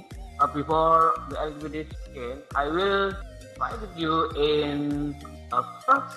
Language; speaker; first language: English; non-native, learner; Indonesian